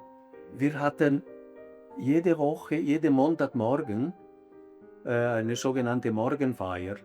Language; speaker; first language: German; early bilingual, other home language; Italian